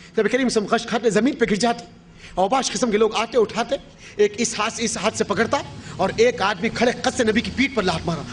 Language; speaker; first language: Urdu; native; Urdu